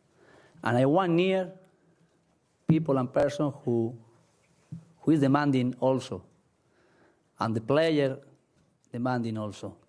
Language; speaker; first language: English; non-native, learner; Spanish